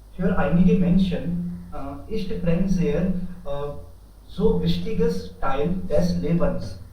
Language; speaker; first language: German; non-native, learner; Hindi